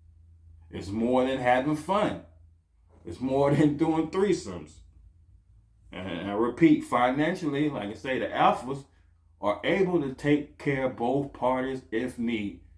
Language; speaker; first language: English; native; English